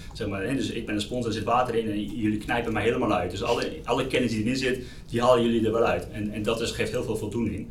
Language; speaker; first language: Dutch; native; Dutch